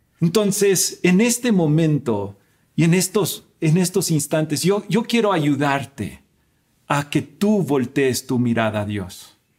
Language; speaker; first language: Spanish; native; Spanish